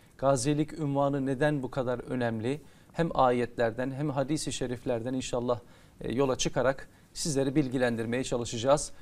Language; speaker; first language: Turkish; native; Turkish